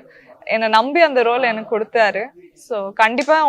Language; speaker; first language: Tamil; native; Tamil